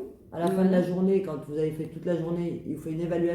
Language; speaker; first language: French; native; French